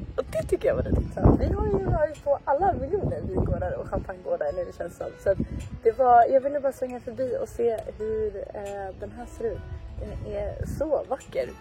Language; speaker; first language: Swedish; native; Swedish